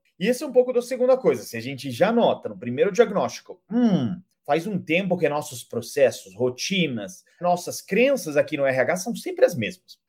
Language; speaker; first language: Portuguese; non-native, fluent; Italian